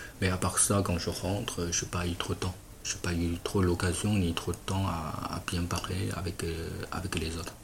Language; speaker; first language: French; non-native, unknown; Chinese